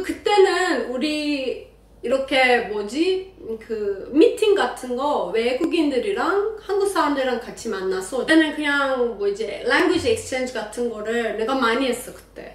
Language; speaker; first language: Korean; non-native, learner; Persian